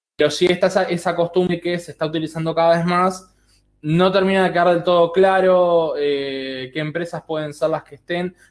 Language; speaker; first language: Spanish; native; Spanish